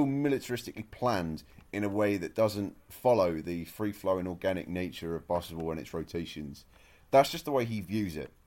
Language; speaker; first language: English; native; English